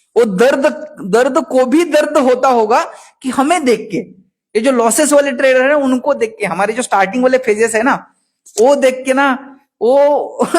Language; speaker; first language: Hindi; non-native, local second language; Marathi